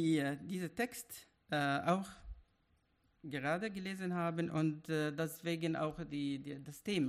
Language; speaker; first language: German; non-native, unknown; Arabic